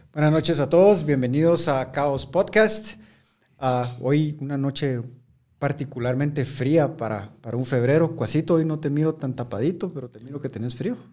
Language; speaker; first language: Spanish; native; Spanish